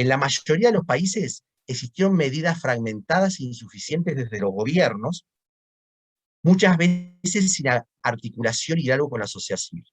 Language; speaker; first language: Spanish; native; Spanish